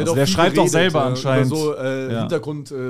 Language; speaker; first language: German; native; German